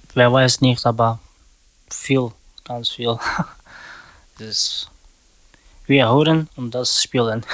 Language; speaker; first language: German; non-native, learner; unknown